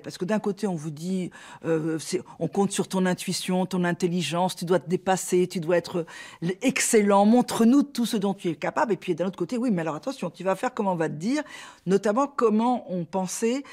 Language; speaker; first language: French; native; French